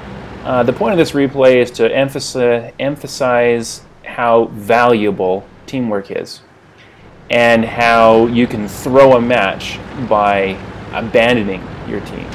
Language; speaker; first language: English; native; English